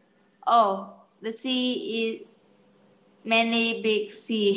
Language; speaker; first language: English; non-native, learner; Vietnamese